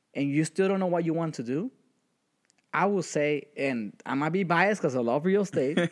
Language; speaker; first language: English; early bilingual, other home language; Spanish